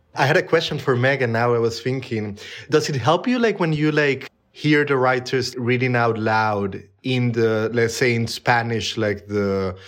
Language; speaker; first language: English; non-native, fluent; Spanish